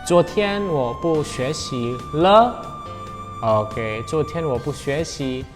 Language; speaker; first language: Chinese; non-native, fluent; Indonesian